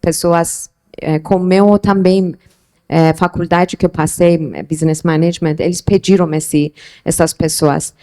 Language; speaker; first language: Portuguese; non-native, fluent; Persian